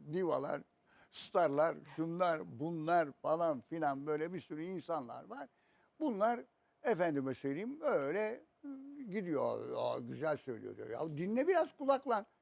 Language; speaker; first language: Turkish; native; Turkish